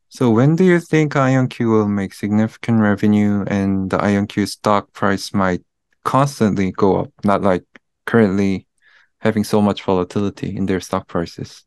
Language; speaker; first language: English; non-native, fluent; Korean